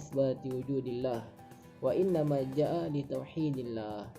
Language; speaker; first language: Arabic; non-native, learner; Indonesian